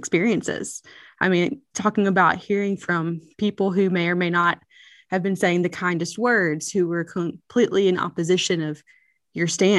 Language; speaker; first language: English; native; English